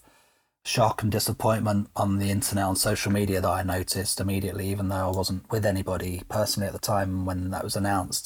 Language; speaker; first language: English; native; English